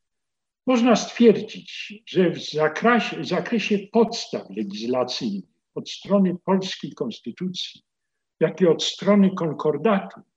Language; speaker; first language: Polish; native; Polish